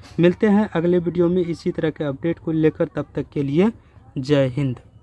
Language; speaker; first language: Hindi; native; Hindi